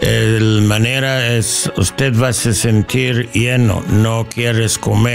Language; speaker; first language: Spanish; non-native, learner; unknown